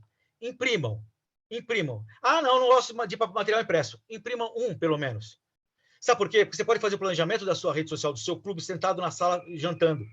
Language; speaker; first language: Portuguese; native; Portuguese